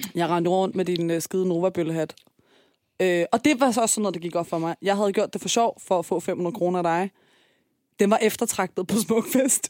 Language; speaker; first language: Danish; early bilingual, other home language; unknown